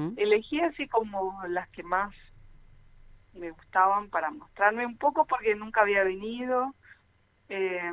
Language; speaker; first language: Spanish; early bilingual, other home language; Portuguese